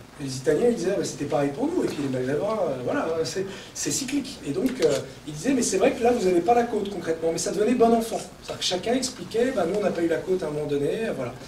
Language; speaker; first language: French; native; French